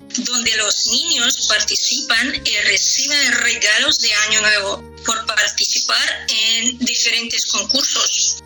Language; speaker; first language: Spanish; non-native, fluent; Russian